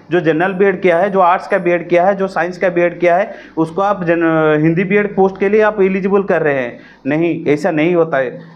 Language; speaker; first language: Hindi; non-native, local second language; Odia